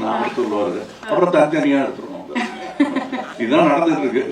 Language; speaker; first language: Tamil; native; Tamil